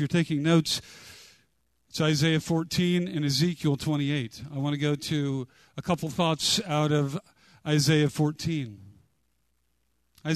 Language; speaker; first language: English; native; English